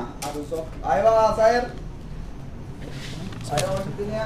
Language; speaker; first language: Arabic; non-native, learner; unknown